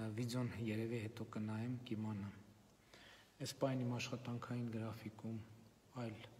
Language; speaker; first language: Armenian; native; Armenian